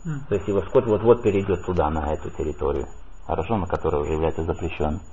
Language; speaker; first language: Russian; native; Russian